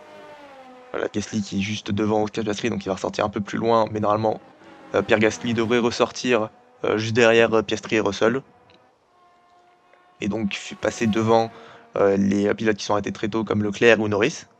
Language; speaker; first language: French; native; French